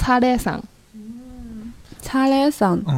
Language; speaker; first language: Korean; non-native, learner; Chinese